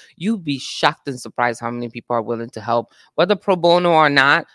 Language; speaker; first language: English; non-native, fluent; Italian